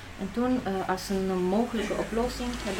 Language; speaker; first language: Dutch; non-native, fluent; Polish